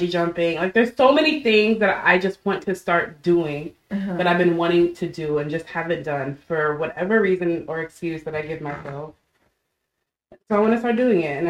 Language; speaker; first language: English; native; English